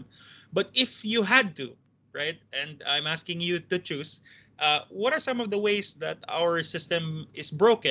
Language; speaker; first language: English; non-native, local second language; Cebuano